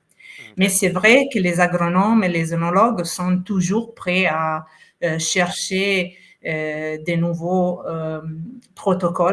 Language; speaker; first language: French; non-native, fluent; Italian